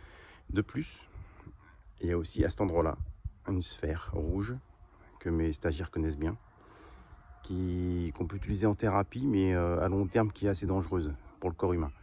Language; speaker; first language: French; native; French